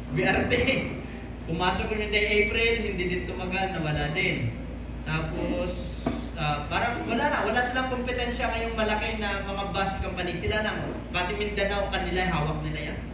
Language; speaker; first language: Filipino; non-native, local second language; Hiligaynon